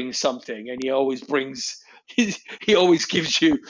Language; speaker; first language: English; native; English